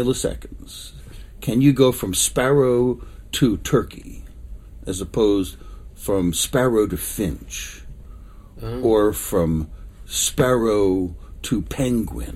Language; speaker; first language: English; native; English